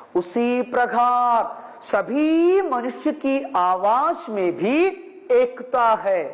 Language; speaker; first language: Hindi; non-native, local second language; Malayalam